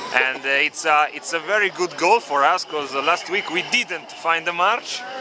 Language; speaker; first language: English; non-native, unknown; Italian